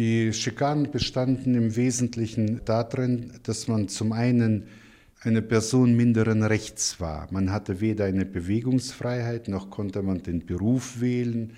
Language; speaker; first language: German; native; German